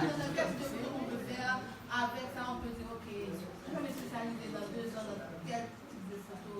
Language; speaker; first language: French; non-native, local second language; Haitian Creole